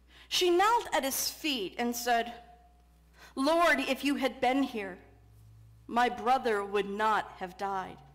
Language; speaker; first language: English; native; English